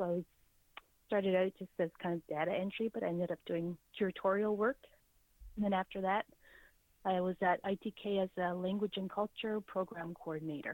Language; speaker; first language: English; native; English